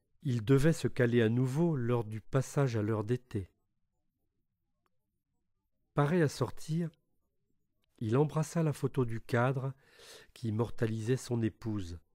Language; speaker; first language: French; native; French